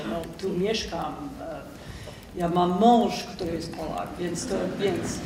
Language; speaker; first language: Polish; non-native, fluent; English